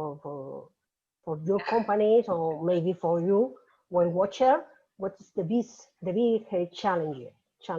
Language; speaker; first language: English; non-native, fluent; Spanish